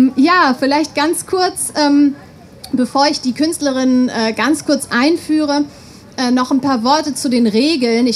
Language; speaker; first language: German; native; German